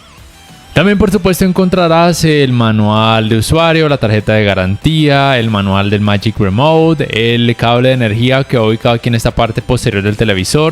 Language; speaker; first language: Spanish; native; Spanish